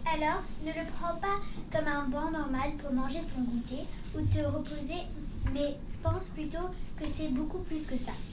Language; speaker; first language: French; early bilingual, heritage; French